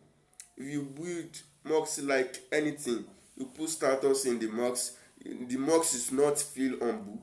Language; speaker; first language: English; non-native, local second language; Yoruba